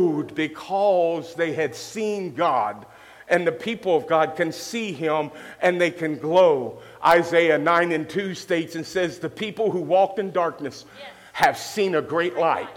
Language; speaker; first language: English; native; English